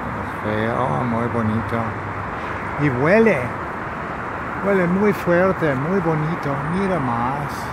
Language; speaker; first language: Spanish; non-native, learner; English